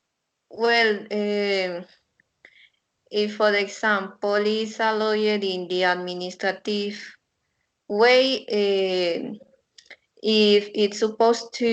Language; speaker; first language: English; non-native, learner; Spanish